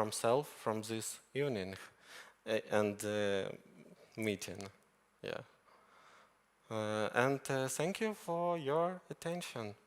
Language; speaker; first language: English; non-native, learner; Ukrainian